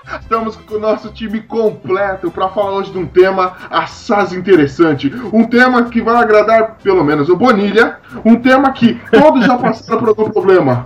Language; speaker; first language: Portuguese; native; Portuguese